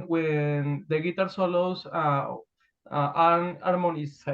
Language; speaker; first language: English; non-native, learner; Spanish